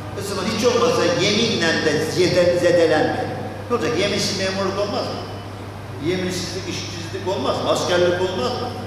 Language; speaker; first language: Turkish; non-native, fluent; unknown